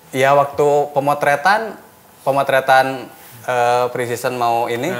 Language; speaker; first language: Indonesian; native; Indonesian